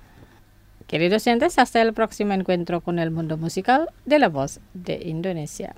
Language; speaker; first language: Spanish; non-native, fluent; Indonesian